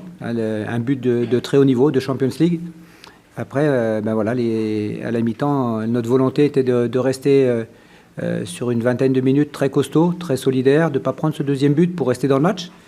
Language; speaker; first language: French; native; French